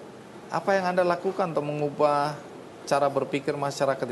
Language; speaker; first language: Indonesian; native; Indonesian